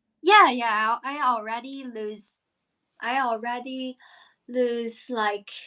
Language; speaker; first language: English; non-native, fluent; Chinese